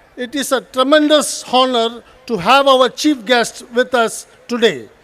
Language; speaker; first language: English; non-native, local second language; Tamil